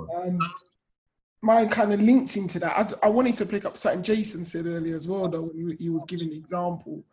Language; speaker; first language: English; native; English